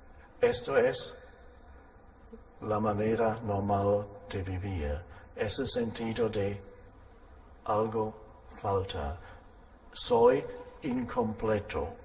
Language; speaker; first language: Spanish; non-native, fluent; German